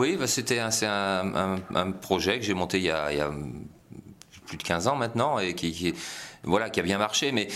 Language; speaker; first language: French; native; French